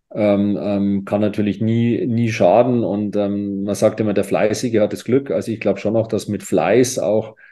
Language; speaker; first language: German; native; German